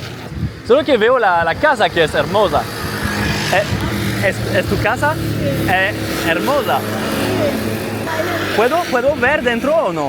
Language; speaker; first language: Spanish; non-native, learner; French